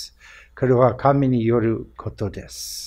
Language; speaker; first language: Japanese; non-native, fluent; English